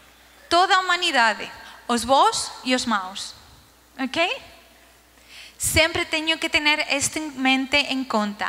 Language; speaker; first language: Portuguese; non-native, learner; Spanish